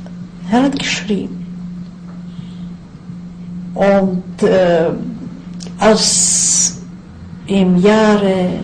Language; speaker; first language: German; non-native, fluent; Yiddish